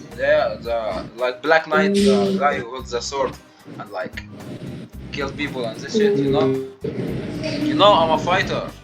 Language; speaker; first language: English; non-native, learner; Arabic